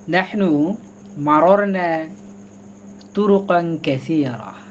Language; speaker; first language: Arabic; non-native, fluent; Bangla